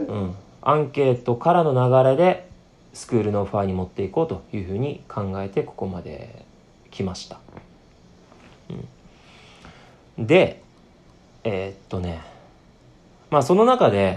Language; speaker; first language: Japanese; native; Japanese